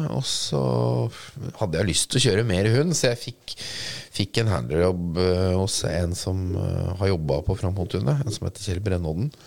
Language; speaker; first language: Norwegian; native; Norwegian